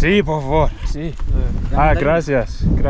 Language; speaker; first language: Spanish; non-native, learner; English